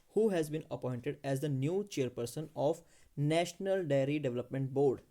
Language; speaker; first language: English; non-native, local second language; Punjabi